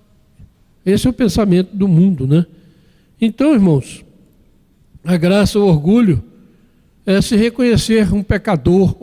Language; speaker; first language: Portuguese; native; Portuguese